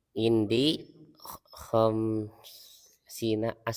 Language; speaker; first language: Arabic; non-native, learner; Indonesian